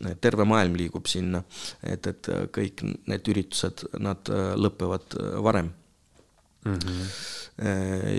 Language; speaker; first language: Estonian; non-native, local second language; Russian